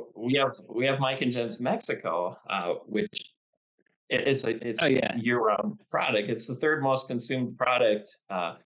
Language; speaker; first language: English; native; English